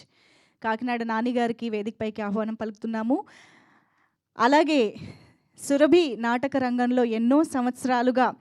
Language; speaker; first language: Telugu; native; Telugu